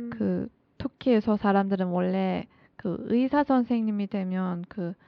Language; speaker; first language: Korean; non-native, learner; Turkish